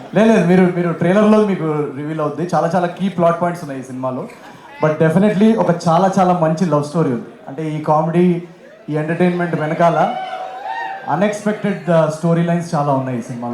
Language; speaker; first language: Telugu; native; Telugu